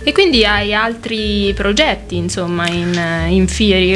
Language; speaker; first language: Italian; native; Italian